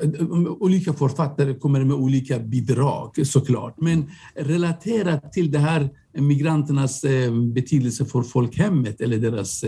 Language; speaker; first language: Swedish; non-native, fluent; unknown